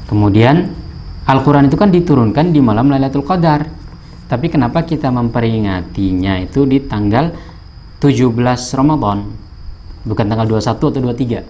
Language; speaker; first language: Indonesian; native; Indonesian